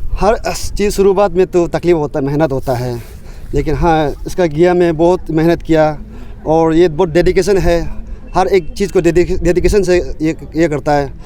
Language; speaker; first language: Hindi; non-native, local second language; Nyishi